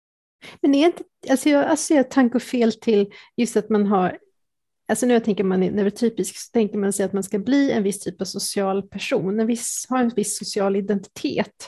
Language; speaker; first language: Swedish; native; Swedish